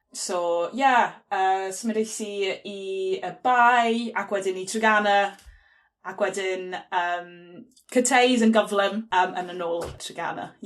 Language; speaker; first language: Welsh; non-native, local second language; English